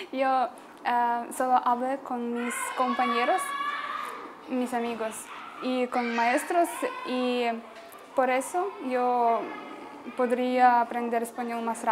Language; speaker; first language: Spanish; non-native, learner; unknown